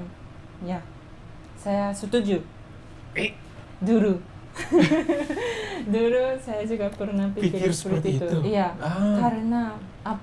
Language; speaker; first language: Indonesian; non-native, learner; Japanese